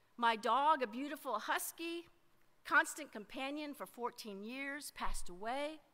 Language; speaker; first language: English; native; English